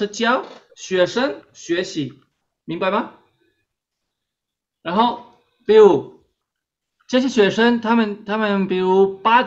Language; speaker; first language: Chinese; non-native, fluent; Spanish